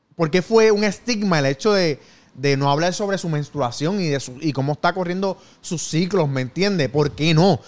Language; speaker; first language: Spanish; native; Spanish